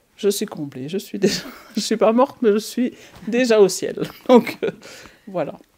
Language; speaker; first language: French; native; French